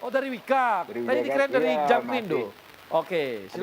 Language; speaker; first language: Indonesian; native; Indonesian